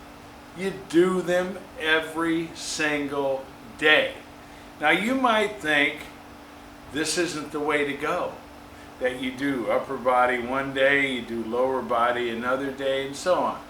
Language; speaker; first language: English; native; English